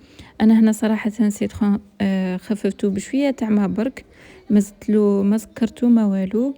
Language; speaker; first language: Arabic; native; Arabic